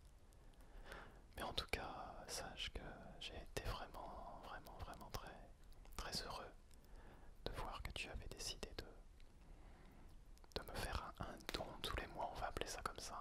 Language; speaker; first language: French; native; French